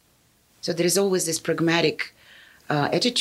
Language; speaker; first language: English; non-native, fluent; Yakut